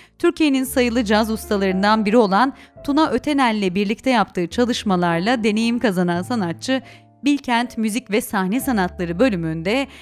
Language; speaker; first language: Turkish; native; Turkish